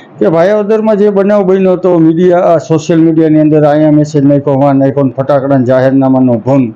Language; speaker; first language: Gujarati; native; Gujarati